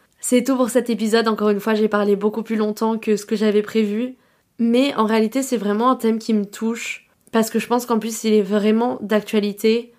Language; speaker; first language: French; native; French